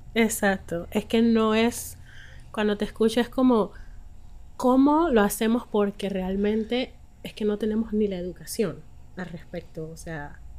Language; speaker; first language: Spanish; native; Spanish